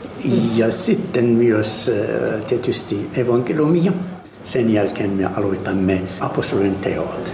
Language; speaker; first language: Finnish; non-native, learner; Arabic